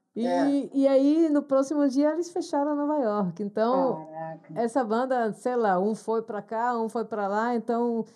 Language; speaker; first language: Portuguese; non-native, fluent; Hebrew